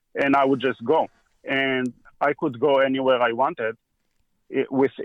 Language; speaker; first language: English; early bilingual, heritage; Hebrew